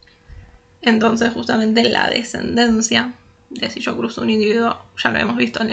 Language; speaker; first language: Spanish; native; Spanish